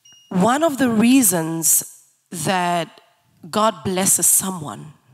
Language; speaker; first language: English; early bilingual, other home language; Lingala